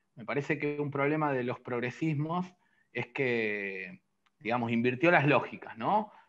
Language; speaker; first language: Spanish; native; Spanish